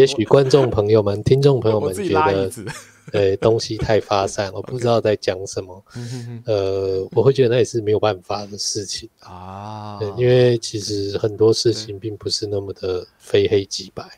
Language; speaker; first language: Chinese; native; Chinese